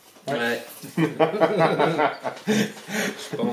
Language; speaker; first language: French; native; French